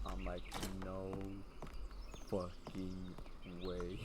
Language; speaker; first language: English; native; English